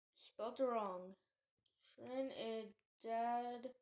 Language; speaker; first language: English; native; English